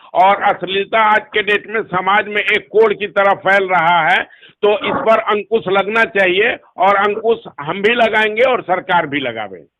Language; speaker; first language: Hindi; non-native, local second language; Bhojpuri